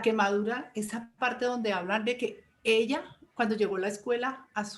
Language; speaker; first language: Spanish; native; Spanish